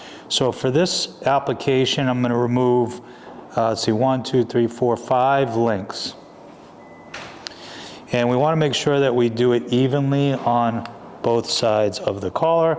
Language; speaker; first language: English; native; English